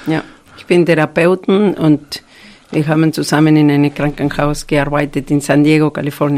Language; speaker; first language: German; non-native, fluent; Spanish